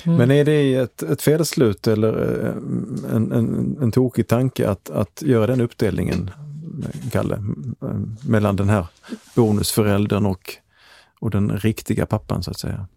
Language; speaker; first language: Swedish; native; Swedish